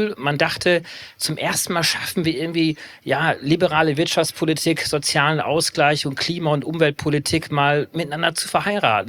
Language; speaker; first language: German; native; German